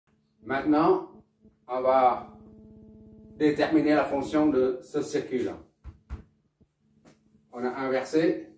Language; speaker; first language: French; non-native, local second language; Arabic